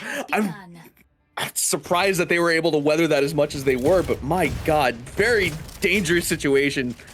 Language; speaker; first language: English; native; English